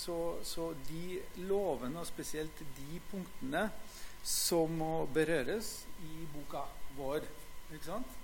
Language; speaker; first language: Norwegian; non-native, fluent; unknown